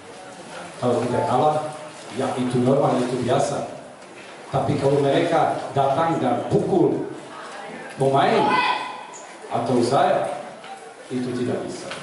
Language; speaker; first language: Indonesian; non-native, learner; Serbian